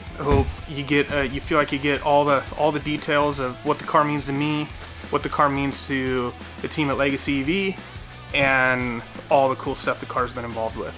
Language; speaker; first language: English; native; English